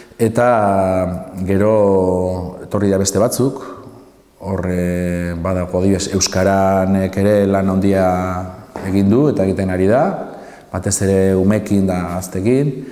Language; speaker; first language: Basque; non-native, local second language; Spanish